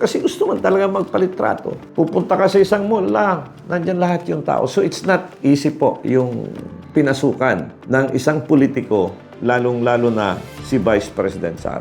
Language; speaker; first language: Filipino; non-native, local second language; Cebuano